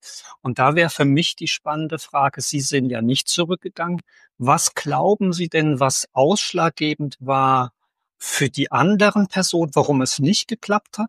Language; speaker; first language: German; native; German